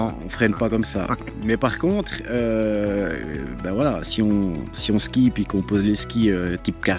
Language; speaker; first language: French; native; French